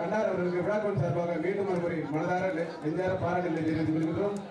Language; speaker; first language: Tamil; native; Tamil